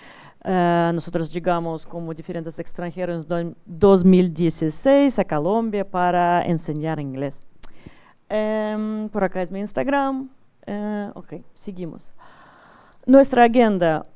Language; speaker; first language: Spanish; non-native, learner; Russian